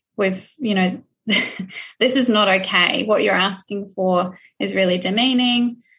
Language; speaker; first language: English; native; English